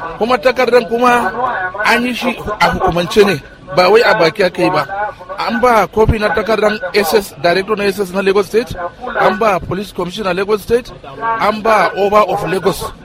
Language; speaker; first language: Hausa; non-native, local second language; Kanuri